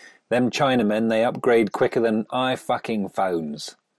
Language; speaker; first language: English; native; English